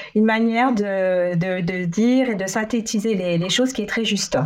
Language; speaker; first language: French; native; French